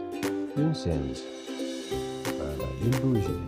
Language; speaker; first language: French; non-native, fluent; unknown